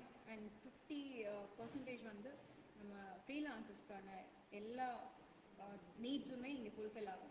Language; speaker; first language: Tamil; native; Tamil